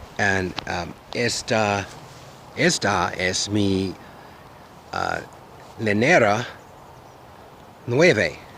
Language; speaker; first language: Spanish; non-native, learner; English